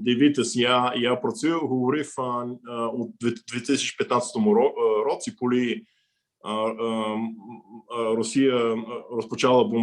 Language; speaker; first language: Ukrainian; non-native, fluent; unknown